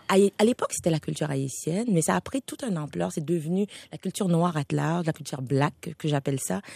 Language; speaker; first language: French; non-native, local second language; Haitian Creole